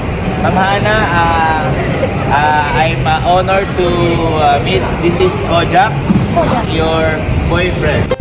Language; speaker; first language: English; non-native, local second language; Filipino